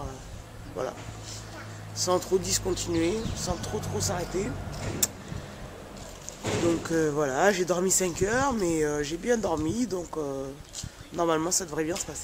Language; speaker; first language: French; native; French